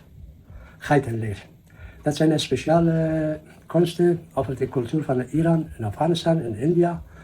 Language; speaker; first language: Dutch; non-native, learner; Persian